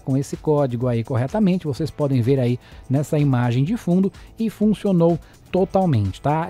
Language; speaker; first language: Portuguese; native; Portuguese